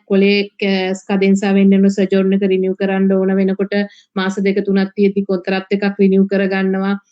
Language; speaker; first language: Sinhala; native; Sinhala